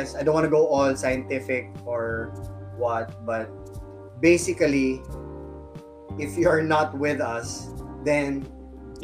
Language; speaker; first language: English; non-native, local second language; Filipino